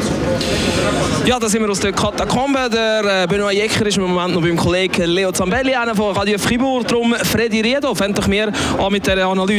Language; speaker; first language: German; native; German